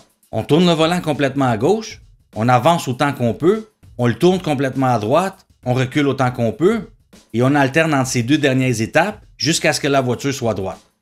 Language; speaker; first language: French; native; French